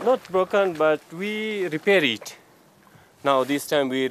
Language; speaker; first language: English; non-native, learner; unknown